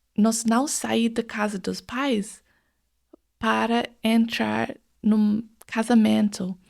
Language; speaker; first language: Portuguese; non-native, fluent; English